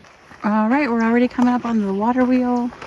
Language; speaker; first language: English; native; English